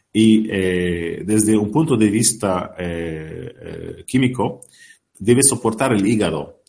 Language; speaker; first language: Spanish; non-native, learner; Arabic